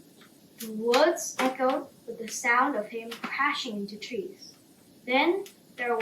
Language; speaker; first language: English; non-native, fluent; Korean